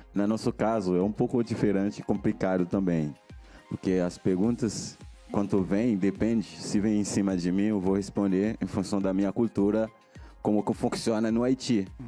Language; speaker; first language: Portuguese; non-native, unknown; Haitian Creole